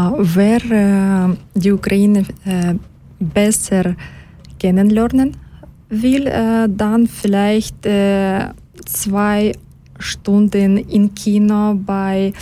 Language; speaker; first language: German; non-native, learner; Ukrainian